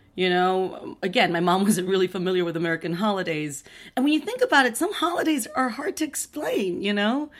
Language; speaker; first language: English; early bilingual, other home language; Spanish